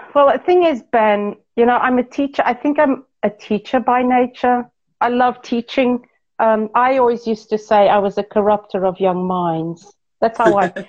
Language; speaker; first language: English; non-native, local second language; Portuguese